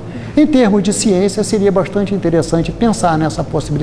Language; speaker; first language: Portuguese; native; Portuguese